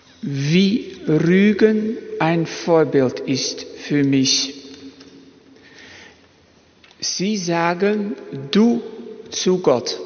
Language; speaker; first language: German; non-native, fluent; Dutch